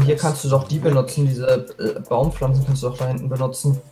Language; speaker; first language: German; native; German